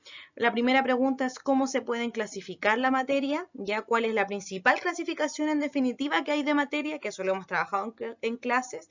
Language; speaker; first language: Spanish; native; Spanish